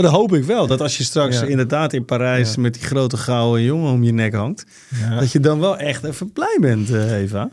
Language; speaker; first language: Dutch; native; Dutch